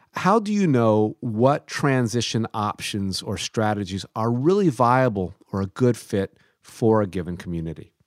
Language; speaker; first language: English; native; English